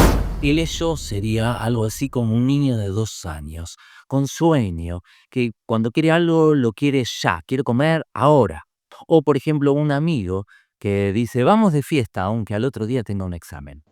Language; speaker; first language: Spanish; native; Spanish